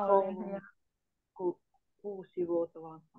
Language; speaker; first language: Finnish; non-native, learner; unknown